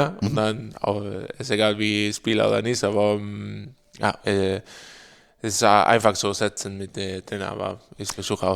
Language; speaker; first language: German; non-native, learner; Spanish